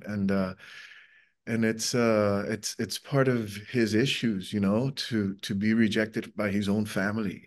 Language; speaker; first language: English; non-native, fluent; Spanish